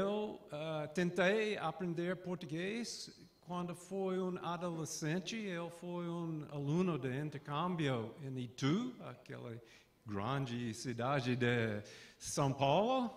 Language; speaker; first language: Portuguese; non-native, fluent; English